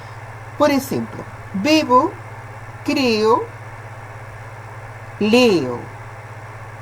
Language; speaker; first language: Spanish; non-native, fluent; Portuguese